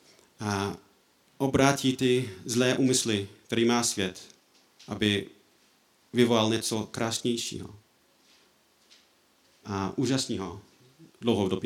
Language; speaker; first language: Czech; non-native, fluent; English